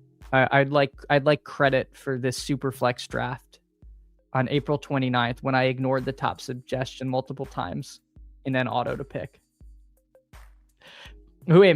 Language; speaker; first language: English; native; English